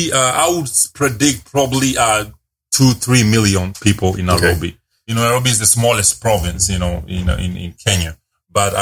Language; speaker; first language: English; non-native, local second language; Luo (Kenya and Tanzania)